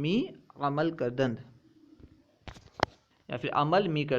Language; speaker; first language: Persian; non-native, fluent; Urdu